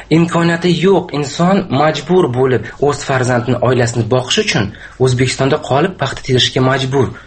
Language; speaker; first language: Uzbek; native; Uzbek